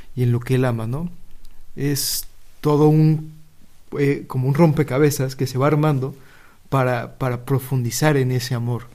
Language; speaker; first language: Spanish; native; Spanish